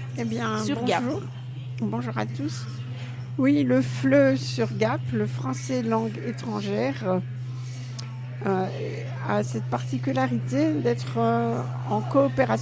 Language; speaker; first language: French; native; French